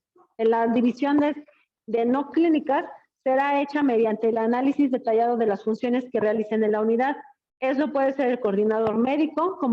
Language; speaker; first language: Spanish; native; Spanish